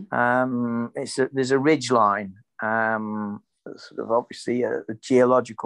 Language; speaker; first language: English; native; English